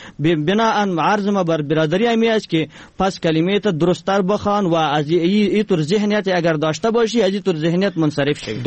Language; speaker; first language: Persian; non-native, local second language; Pashto